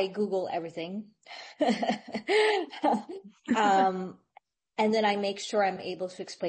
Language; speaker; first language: English; non-native, local second language; Filipino